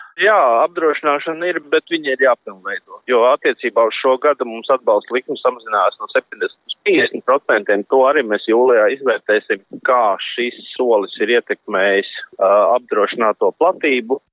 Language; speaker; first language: Latvian; native; Latvian